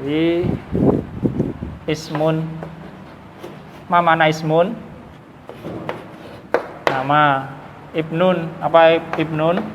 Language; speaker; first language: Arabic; non-native, fluent; Indonesian